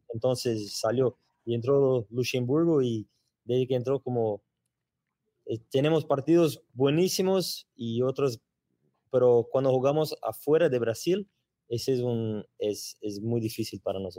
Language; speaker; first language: Spanish; non-native, learner; Portuguese